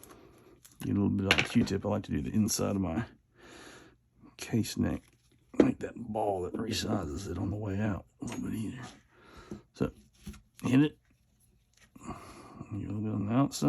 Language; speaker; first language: English; native; English